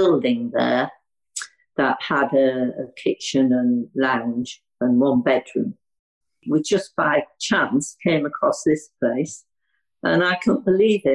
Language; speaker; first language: English; native; English